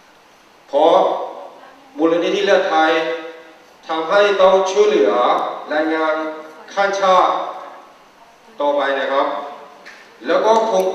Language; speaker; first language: Thai; non-native, fluent; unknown